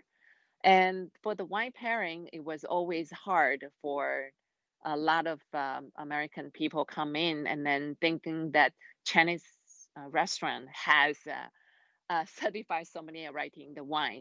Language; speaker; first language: English; non-native, fluent; Chinese